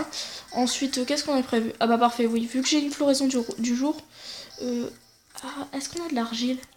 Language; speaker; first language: French; native; French